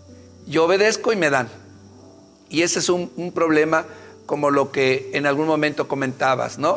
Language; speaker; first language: Spanish; native; Spanish